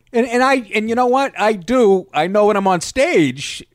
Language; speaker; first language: English; native; English